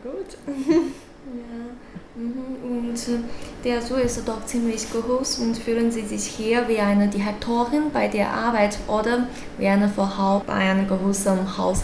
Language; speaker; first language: German; non-native, learner; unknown